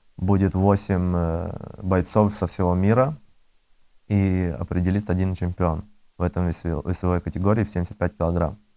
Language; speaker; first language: Russian; early bilingual, other home language; Azerbaijani